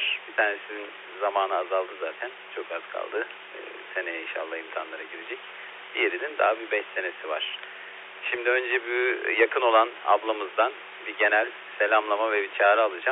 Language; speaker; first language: Turkish; native; Turkish